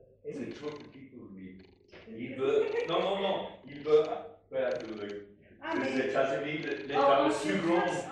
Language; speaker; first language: French; non-native, fluent; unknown